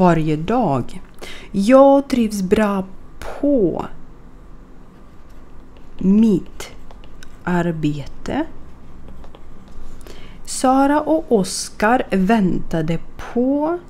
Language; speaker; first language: Swedish; non-native, fluent; Ukrainian